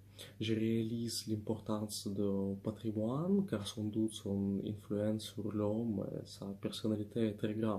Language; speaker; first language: French; non-native, fluent; Russian